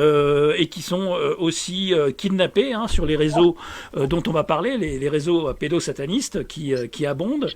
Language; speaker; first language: French; native; French